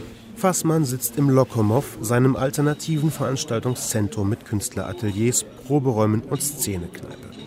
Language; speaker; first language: German; native; German